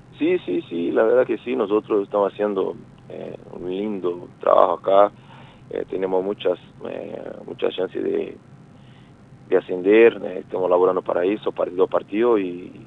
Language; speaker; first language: Spanish; non-native, fluent; Portuguese